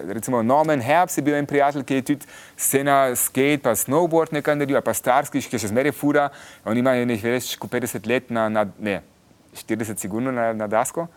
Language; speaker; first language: Slovenian; early bilingual, heritage; Slovenian